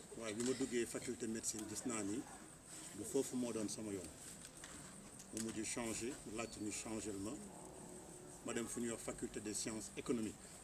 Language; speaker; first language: Wolof; native; Wolof